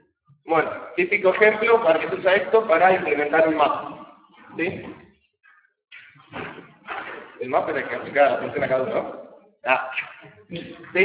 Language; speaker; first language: Spanish; native; Spanish